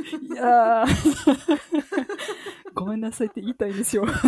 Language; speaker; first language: Japanese; non-native, fluent; French